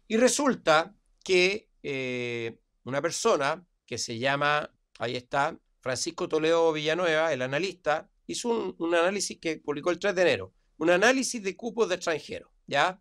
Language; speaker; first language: Spanish; native; Spanish